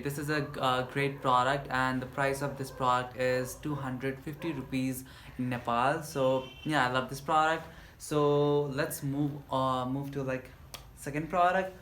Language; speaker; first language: English; non-native, local second language; Nepali